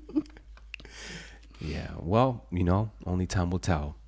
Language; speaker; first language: English; early bilingual, other home language; Spanish